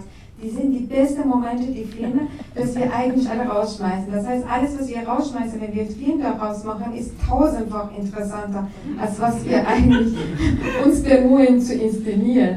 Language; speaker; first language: German; non-native, learner; Persian